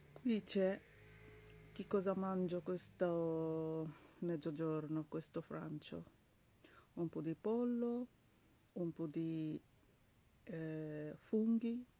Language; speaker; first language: Italian; non-native, learner; Bangla